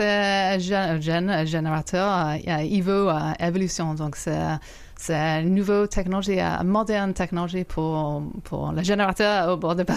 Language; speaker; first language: French; non-native, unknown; English